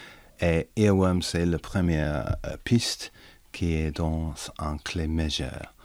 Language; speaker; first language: French; non-native, learner; English